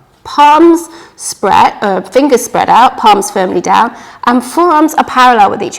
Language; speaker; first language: English; native; English